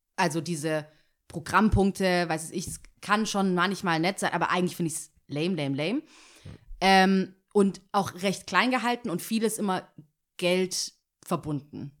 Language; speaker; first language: German; early bilingual, other home language; Tigrinya